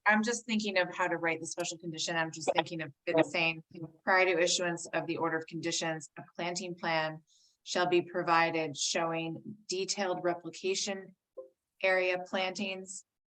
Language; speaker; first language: English; native; English